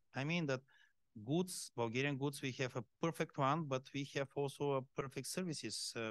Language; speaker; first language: English; non-native, fluent; Bulgarian